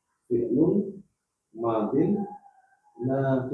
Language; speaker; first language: Arabic; non-native, learner; Indonesian